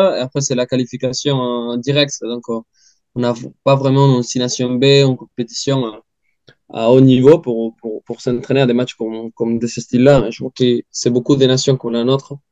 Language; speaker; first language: French; non-native, fluent; Spanish